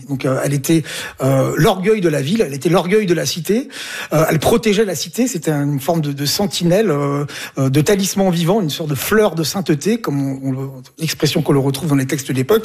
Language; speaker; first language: French; native; French